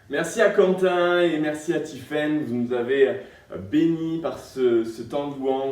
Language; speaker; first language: French; native; French